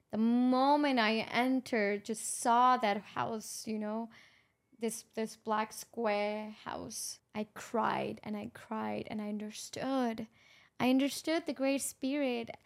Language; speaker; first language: English; non-native, local second language; Urdu